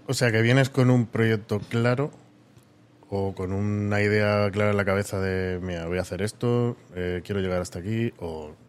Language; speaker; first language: Spanish; native; Spanish